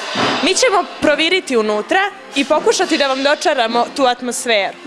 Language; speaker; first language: Bosnian; native; Bosnian